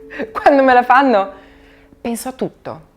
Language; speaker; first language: Italian; native; Italian